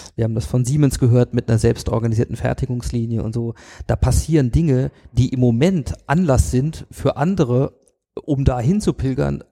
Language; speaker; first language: German; native; German